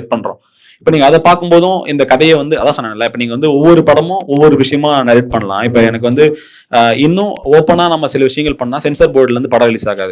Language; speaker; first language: Tamil; native; Tamil